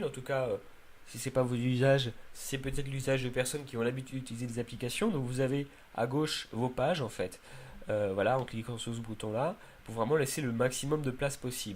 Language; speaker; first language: French; native; French